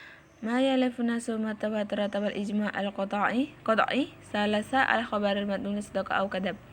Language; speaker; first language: Arabic; non-native, learner; Indonesian